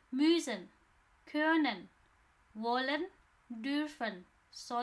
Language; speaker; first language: German; non-native, fluent; Indonesian